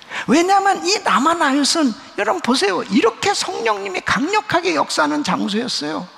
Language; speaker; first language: Korean; native; Korean